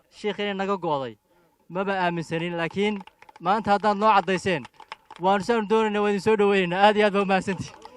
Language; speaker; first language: Somali; native; Somali